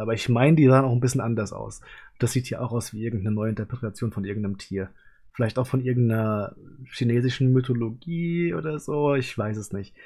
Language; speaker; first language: German; native; German